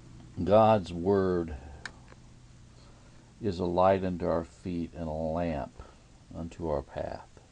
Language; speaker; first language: English; native; English